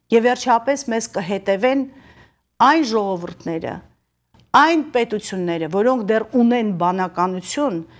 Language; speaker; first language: Armenian; native; Armenian